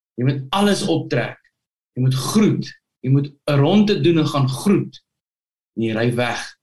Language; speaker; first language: Afrikaans; native; Afrikaans